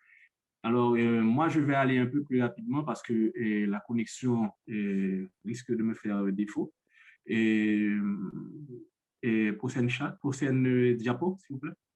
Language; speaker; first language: French; non-native, local second language; Haitian Creole